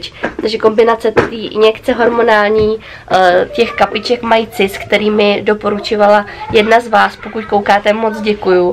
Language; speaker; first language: Czech; native; Czech